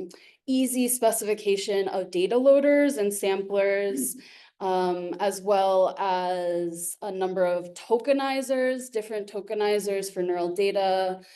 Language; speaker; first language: English; native; English